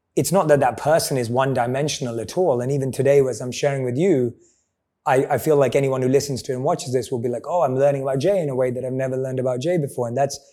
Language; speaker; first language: English; native; English